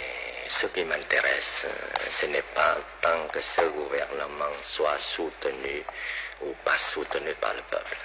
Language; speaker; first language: French; non-native, local second language; Vietnamese